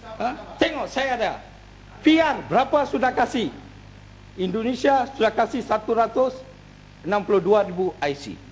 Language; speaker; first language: Malay; non-native, local second language; Tamil